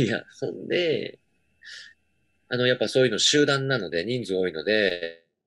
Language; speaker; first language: Japanese; native; Japanese